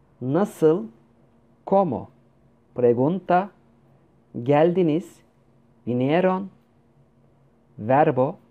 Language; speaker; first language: Spanish; non-native, fluent; Turkish